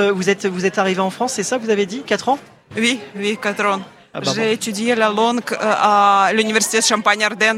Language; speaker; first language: French; non-native, fluent; Ukrainian